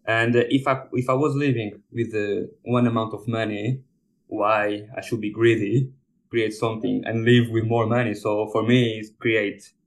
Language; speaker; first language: English; non-native, fluent; Portuguese